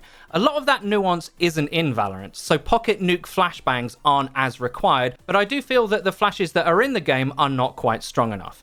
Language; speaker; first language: English; native; English